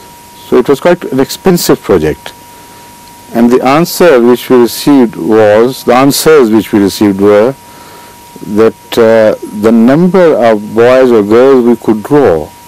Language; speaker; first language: English; non-native, local second language; Urdu